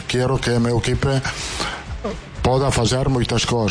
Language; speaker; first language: Portuguese; non-native, fluent; Italian